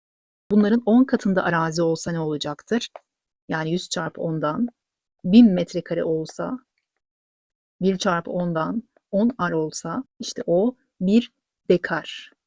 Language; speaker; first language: Turkish; native; Turkish